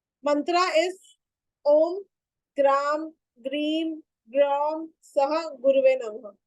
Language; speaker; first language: Hindi; native; Hindi